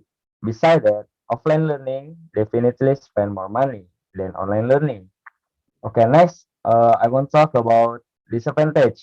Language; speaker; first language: English; non-native, learner; Indonesian